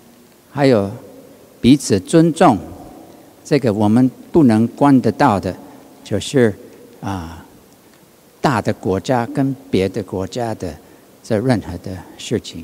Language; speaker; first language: Chinese; non-native, learner; English